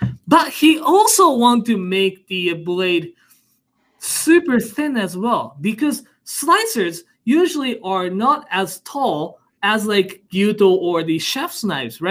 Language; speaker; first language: English; non-native, fluent; Japanese